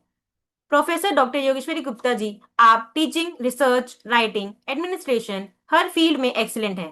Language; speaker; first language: Hindi; native; Hindi